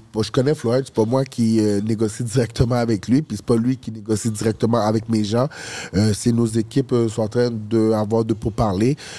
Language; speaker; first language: French; early bilingual, other home language; Haitian Creole